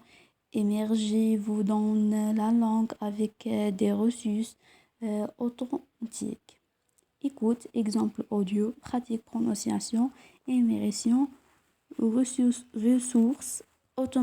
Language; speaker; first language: French; non-native, local second language; Arabic